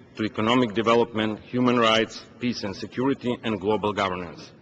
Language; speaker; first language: English; non-native, fluent; Macedonian